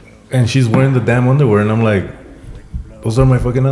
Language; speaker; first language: English; early bilingual, other home language; Spanish